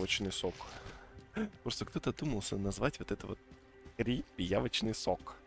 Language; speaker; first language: Russian; native; Russian